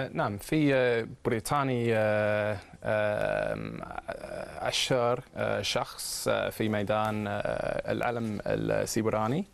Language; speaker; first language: Arabic; non-native, fluent; English